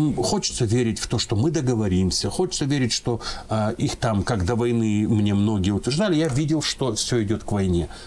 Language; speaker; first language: Russian; non-native, local second language; Ingush